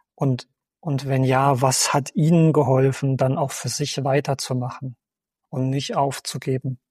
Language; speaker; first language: German; native; German